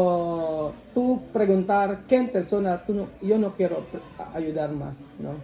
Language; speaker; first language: Spanish; non-native, learner; Filipino